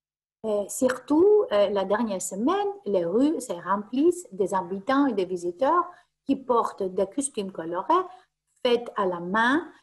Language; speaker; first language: French; non-native, fluent; Greek